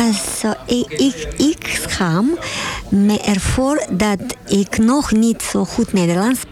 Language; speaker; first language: Dutch; non-native, learner; Russian